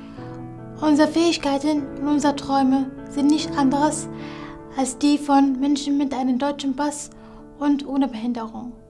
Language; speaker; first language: German; non-native, fluent; Kurdish